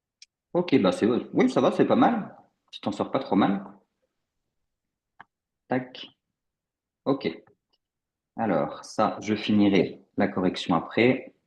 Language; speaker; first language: French; native; French